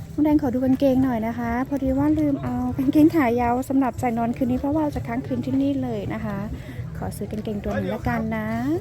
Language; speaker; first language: Thai; non-native, local second language; S'gaw Karen